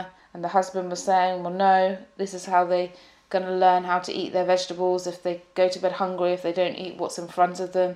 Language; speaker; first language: English; native; English